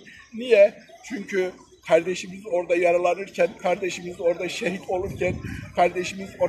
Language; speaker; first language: Turkish; early bilingual, heritage; Turkish